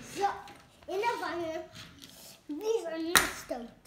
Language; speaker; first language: Dutch; early bilingual, other home language; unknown